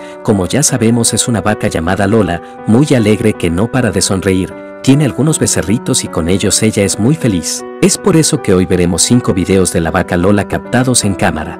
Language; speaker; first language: Spanish; native; Spanish